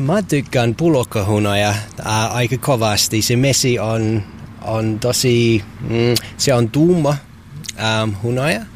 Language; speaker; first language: Finnish; non-native, learner; English